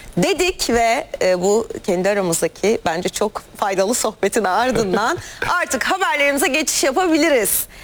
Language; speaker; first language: Turkish; native; Turkish